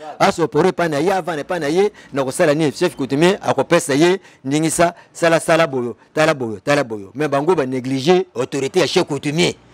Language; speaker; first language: Lingala; non-native, local second language; Kongo